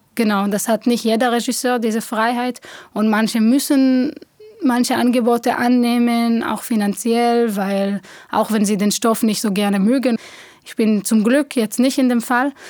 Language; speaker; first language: German; non-native, fluent; Hebrew